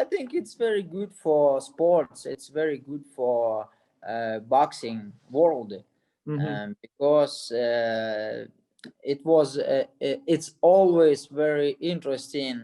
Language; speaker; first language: English; non-native, learner; Russian